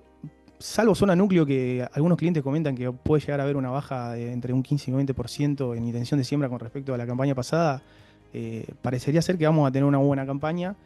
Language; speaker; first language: Spanish; native; Spanish